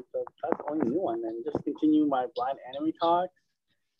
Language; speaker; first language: English; native; English